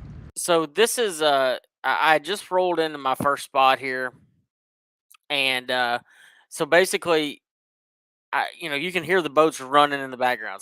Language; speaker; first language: English; native; English